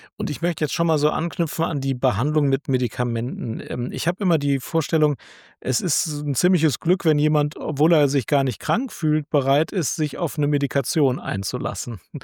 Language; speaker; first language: German; native; German